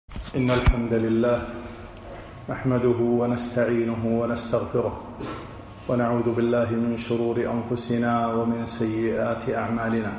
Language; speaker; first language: Arabic; native; Arabic